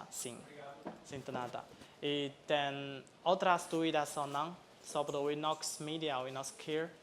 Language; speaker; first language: Portuguese; non-native, fluent; Chinese